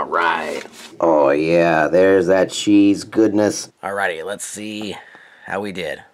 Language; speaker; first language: English; native; English